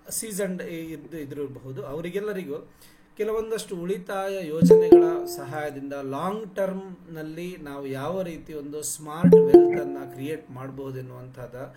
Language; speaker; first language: Kannada; non-native, local second language; Konkani